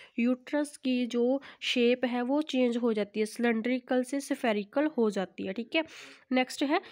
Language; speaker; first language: Hindi; non-native, local second language; Punjabi